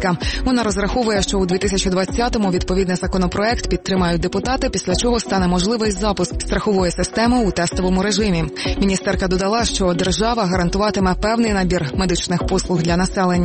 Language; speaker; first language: Ukrainian; native; Ukrainian